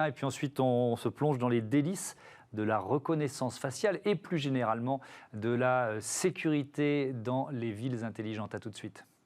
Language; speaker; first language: French; native; French